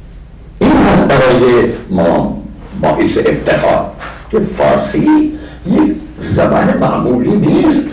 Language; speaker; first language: Persian; non-native, fluent; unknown